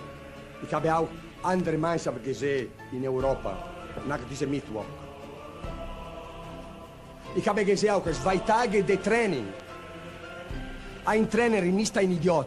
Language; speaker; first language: German; non-native, learner; Italian